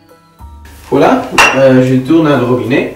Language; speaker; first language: French; non-native, learner; Dutch